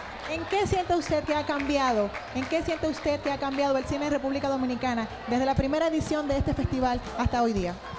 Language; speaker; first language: Spanish; native; Spanish